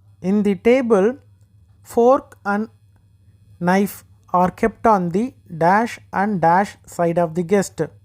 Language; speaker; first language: English; non-native, local second language; Tamil